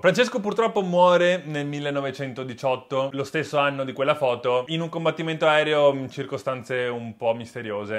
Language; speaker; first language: Italian; native; Italian